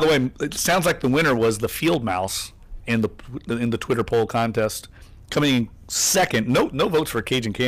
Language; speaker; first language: English; native; English